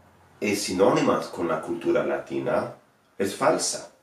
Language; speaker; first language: Spanish; non-native, fluent; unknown